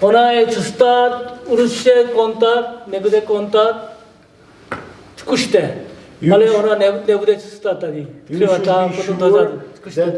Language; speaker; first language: Czech; non-native, learner; Korean